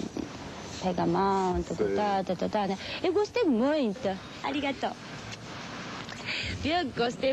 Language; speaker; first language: Portuguese; non-native, fluent; Japanese